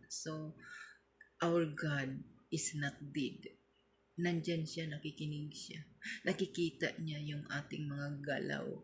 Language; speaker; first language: Filipino; non-native, local second language; Waray